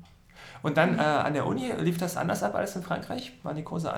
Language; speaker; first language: German; native; German